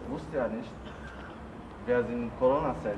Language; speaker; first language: German; non-native, learner; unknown